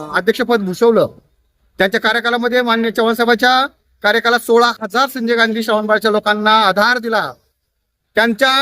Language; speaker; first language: Marathi; native; Marathi